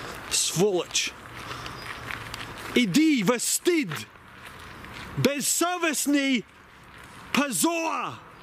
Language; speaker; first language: Russian; non-native, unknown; English